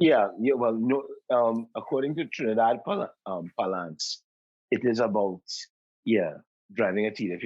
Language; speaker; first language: English; native; English